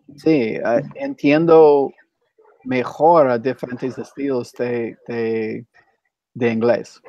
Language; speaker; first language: Spanish; non-native, learner; English